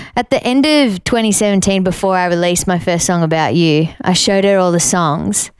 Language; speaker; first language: English; native; English